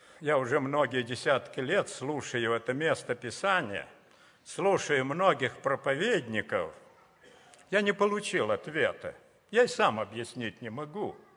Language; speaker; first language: Russian; native; Russian